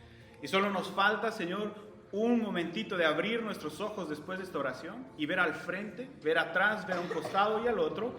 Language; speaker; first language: Spanish; native; Spanish